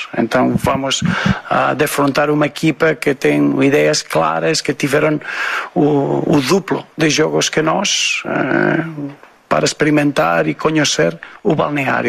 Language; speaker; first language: Portuguese; non-native, fluent; Spanish